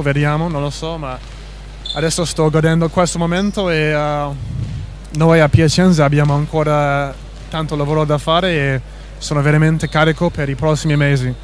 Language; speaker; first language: Italian; non-native, fluent; English